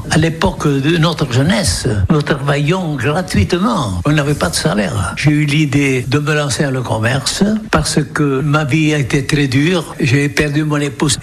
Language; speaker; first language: French; non-native, local second language; Occitan